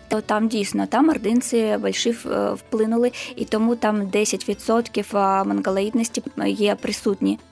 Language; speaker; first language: Ukrainian; non-native, local second language; Crimean Tatar